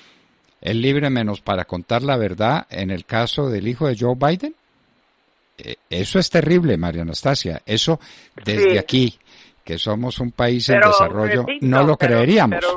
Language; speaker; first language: Spanish; native; Spanish